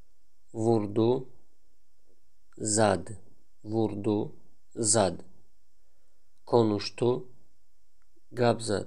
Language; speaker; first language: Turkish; non-native, learner; Tajik